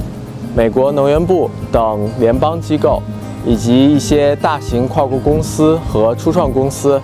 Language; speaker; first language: Chinese; native; Chinese